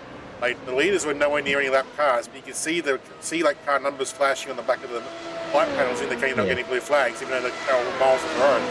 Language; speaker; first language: English; native; English